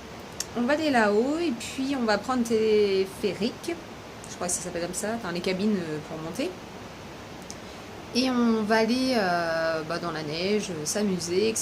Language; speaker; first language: French; native; French